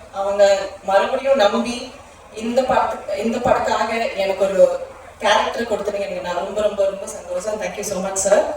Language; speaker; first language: Tamil; non-native, local second language; Malayalam